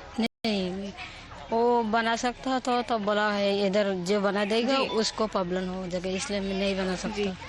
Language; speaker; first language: Hindi; non-native, learner; Bangla